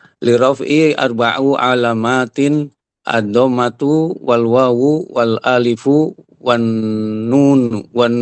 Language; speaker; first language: Arabic; non-native, learner; Indonesian